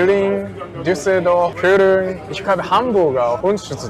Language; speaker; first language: German; non-native, learner; Japanese